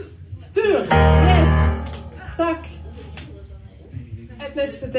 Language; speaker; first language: Norwegian; non-native, fluent; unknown